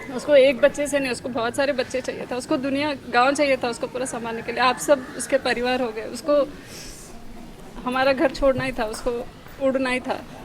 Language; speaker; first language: Hindi; non-native, local second language; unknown